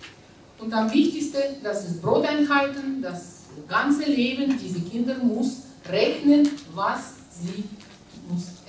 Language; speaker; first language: German; non-native, learner; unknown